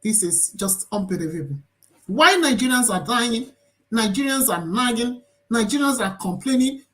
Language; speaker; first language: English; non-native, local second language; Yoruba